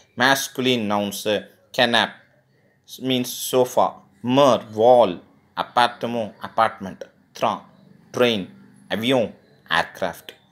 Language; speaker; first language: English; non-native, local second language; Tamil